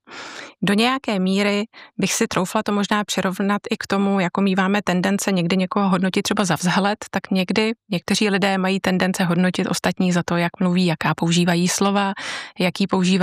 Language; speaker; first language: Czech; native; Czech